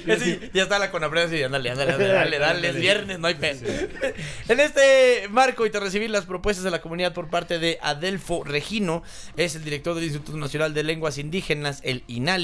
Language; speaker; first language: Spanish; native; Spanish